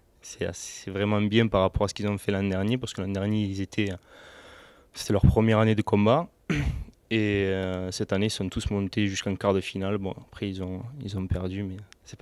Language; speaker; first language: French; native; French